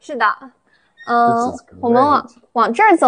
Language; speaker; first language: Chinese; native; Chinese